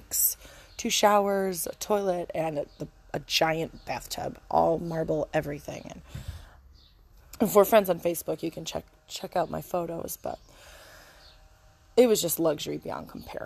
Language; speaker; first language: English; native; English